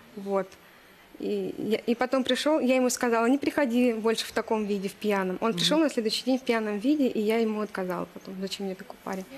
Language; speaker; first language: Russian; native; Russian